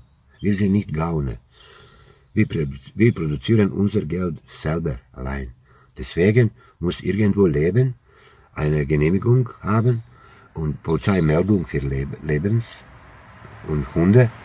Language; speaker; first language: German; non-native, learner; Croatian